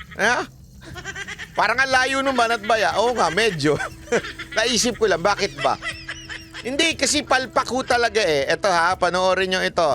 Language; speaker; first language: Filipino; native; Filipino